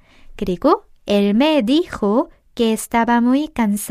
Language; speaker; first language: Spanish; non-native, fluent; Korean